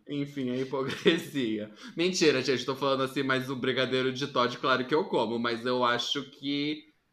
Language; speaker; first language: Portuguese; early bilingual, heritage; Portuguese